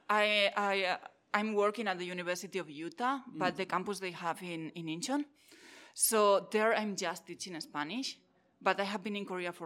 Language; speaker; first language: English; non-native, fluent; Catalan